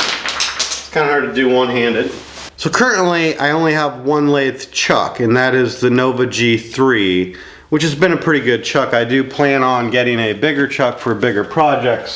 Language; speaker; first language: English; native; English